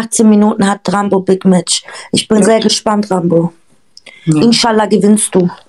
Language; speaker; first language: German; native; German